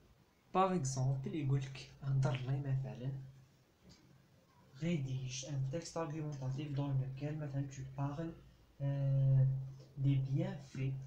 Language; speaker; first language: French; non-native, local second language; Arabic